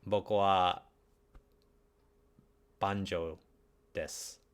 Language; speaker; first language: Japanese; non-native, learner; English